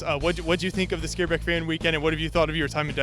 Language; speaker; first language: English; native; English